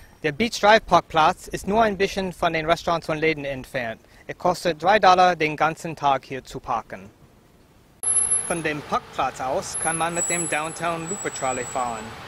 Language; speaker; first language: German; non-native, fluent; English